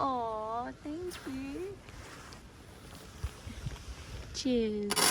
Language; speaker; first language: English; native; English